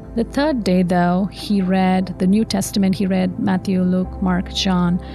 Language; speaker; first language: English; non-native, local second language; Tamil